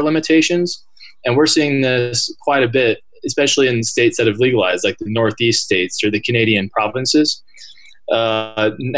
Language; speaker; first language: English; native; English